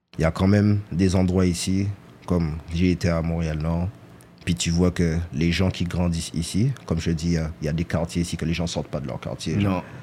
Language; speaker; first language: French; native; French